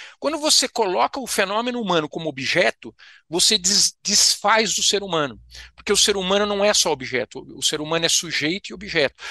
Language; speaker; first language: Portuguese; native; Portuguese